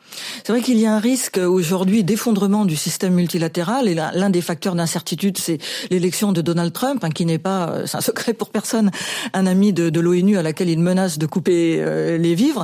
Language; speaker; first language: French; native; French